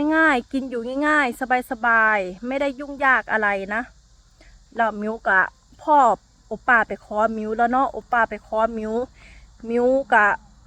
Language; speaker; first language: Thai; native; Thai